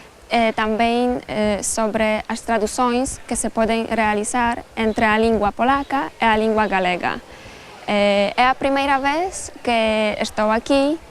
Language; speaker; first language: Portuguese; non-native, fluent; Polish